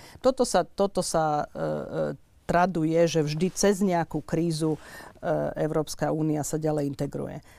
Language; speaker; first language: Slovak; native; Slovak